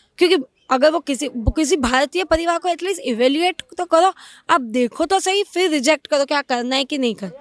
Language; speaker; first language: Hindi; non-native, local second language; Gujarati